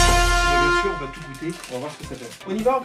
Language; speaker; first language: French; native; French